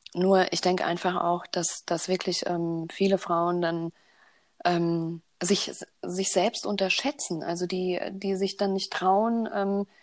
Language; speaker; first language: German; native; German